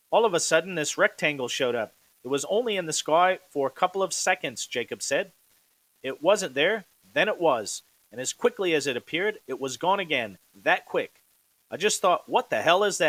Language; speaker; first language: English; native; English